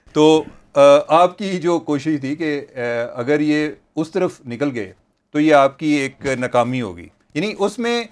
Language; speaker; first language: Urdu; non-native, local second language; Punjabi